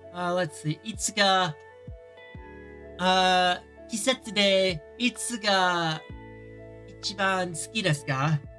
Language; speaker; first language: Japanese; non-native, learner; English